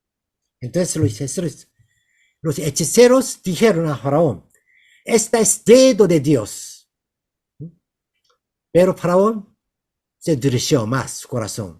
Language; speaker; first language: Spanish; non-native, fluent; Korean